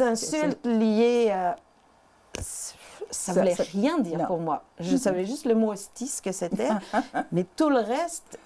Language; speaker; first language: French; native; French